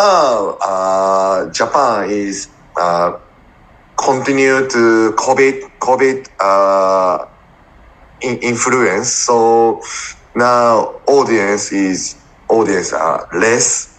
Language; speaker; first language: English; non-native, learner; Japanese